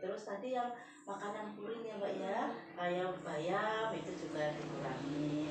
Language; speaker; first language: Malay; non-native, local second language; Javanese